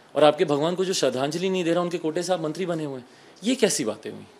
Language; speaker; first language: Hindi; native; Hindi